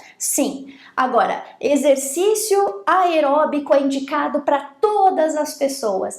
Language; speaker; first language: Portuguese; native; Portuguese